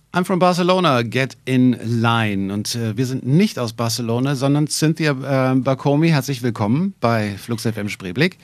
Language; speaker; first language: German; native; German